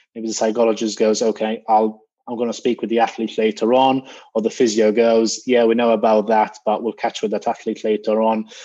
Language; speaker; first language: English; non-native, fluent; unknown